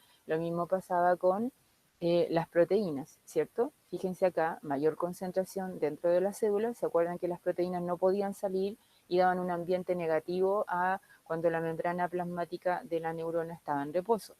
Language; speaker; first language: Spanish; native; Spanish